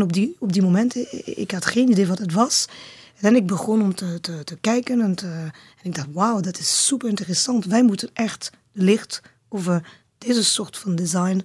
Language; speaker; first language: Dutch; non-native, learner; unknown